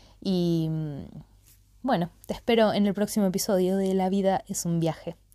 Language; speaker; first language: Spanish; native; Spanish